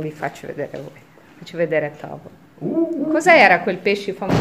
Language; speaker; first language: Italian; non-native, fluent; Russian